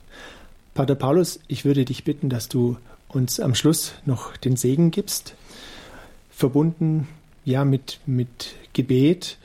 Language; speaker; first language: German; native; German